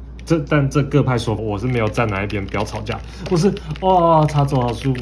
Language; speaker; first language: Chinese; native; Chinese